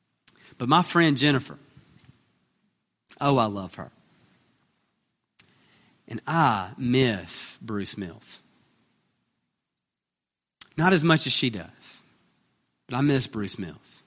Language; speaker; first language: English; native; English